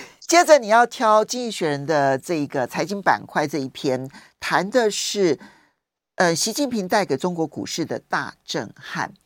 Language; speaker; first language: Chinese; native; Chinese